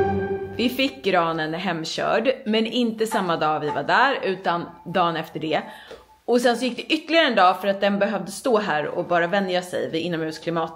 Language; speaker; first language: Swedish; native; Swedish